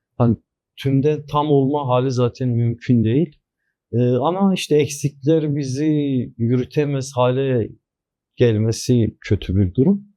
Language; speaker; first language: Turkish; non-native, local second language; Kurdish